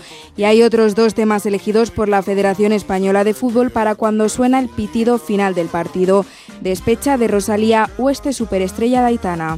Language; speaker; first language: Spanish; native; Spanish